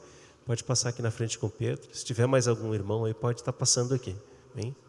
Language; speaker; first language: Portuguese; native; Portuguese